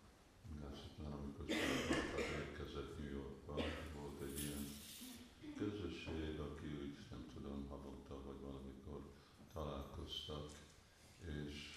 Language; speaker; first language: Hungarian; early bilingual, heritage; Hungarian